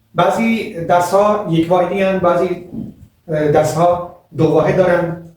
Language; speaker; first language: Persian; non-native, fluent; Urdu